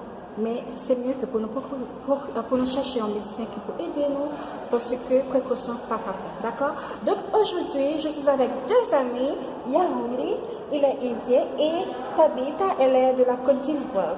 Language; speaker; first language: French; non-native, local second language; Haitian Creole